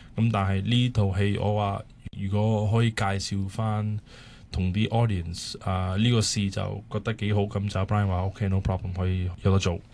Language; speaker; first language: Cantonese; early bilingual, other home language; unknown